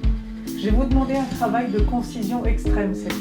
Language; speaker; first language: French; native; French